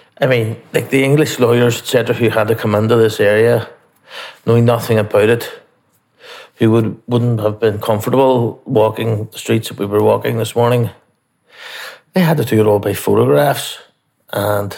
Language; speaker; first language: English; native; English